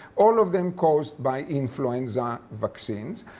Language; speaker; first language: English; non-native, fluent; Hebrew